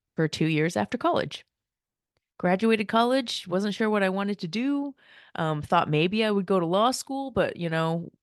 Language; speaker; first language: English; early bilingual, other home language; Korean